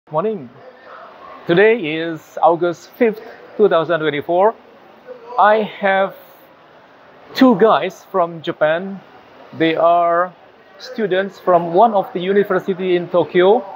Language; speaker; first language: English; non-native, learner; Indonesian